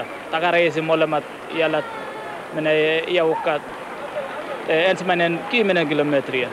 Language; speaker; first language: Finnish; non-native, learner; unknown